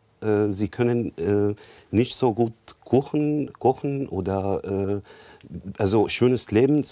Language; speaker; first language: German; non-native, learner; Arabic